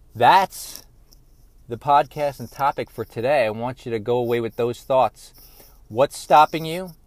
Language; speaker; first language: English; native; English